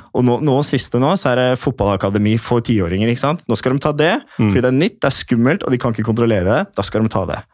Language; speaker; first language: Norwegian; native; Norwegian